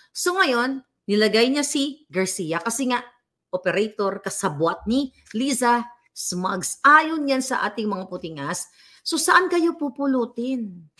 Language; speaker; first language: Filipino; native; Filipino